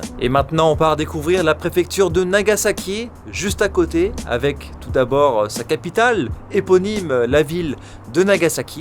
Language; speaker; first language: French; native; French